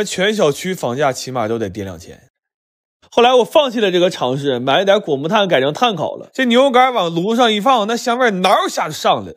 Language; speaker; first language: Chinese; native; Chinese